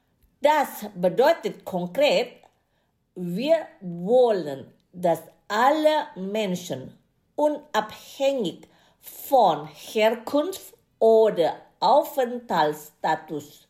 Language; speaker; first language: German; non-native, fluent; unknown